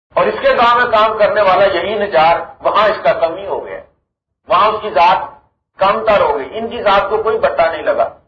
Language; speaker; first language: Urdu; non-native, local second language; Punjabi